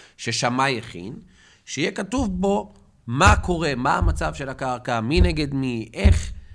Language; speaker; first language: Hebrew; native; Hebrew